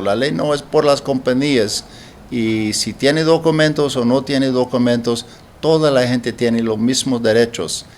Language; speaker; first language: Spanish; non-native, learner; English